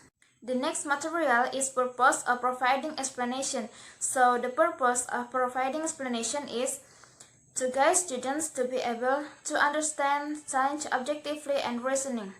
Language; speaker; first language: English; non-native, learner; Indonesian